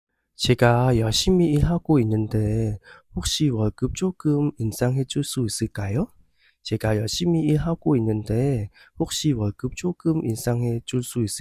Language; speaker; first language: Korean; non-native, fluent; Khmer